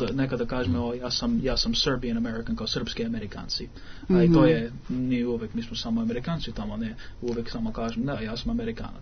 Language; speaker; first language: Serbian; early bilingual, heritage; English